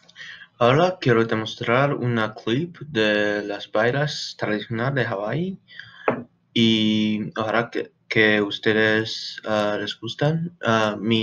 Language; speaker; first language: Spanish; non-native, learner; English